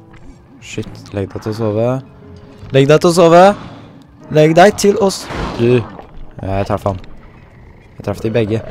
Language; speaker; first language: Norwegian; native; Norwegian